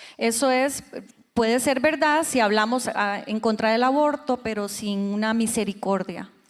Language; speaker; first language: Spanish; native; Spanish